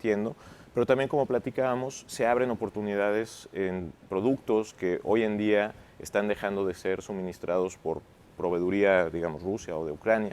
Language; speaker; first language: Spanish; native; Spanish